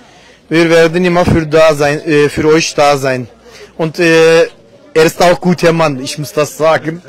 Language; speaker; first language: German; non-native, fluent; Turkish